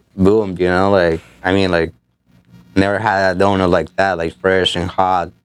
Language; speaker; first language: English; non-native, fluent; Spanish